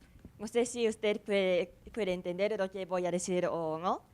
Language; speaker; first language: Spanish; non-native, learner; Japanese